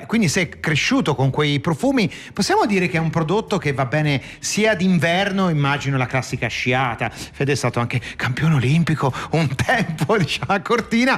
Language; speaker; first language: Italian; native; Italian